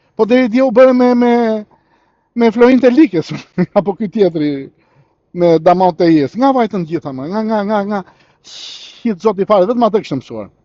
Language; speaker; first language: Albanian; early bilingual, heritage; Albanian